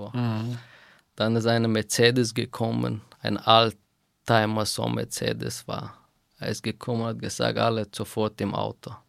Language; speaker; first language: German; non-native, fluent; Persian